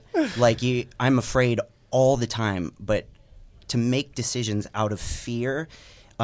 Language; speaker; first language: English; non-native, local second language; Filipino